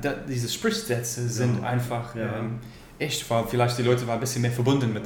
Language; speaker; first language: German; non-native, learner; English